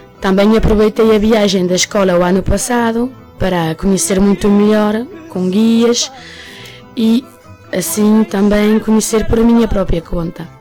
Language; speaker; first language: Portuguese; early bilingual, heritage; Portuguese